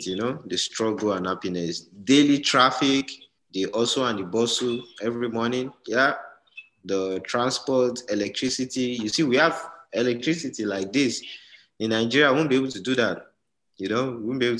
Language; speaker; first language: English; non-native, local second language; Yoruba